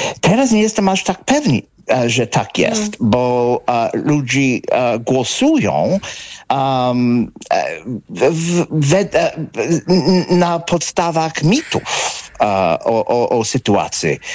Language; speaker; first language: Polish; non-native, fluent; English